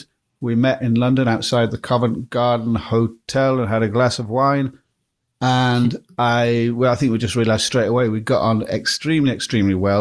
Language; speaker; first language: English; native; English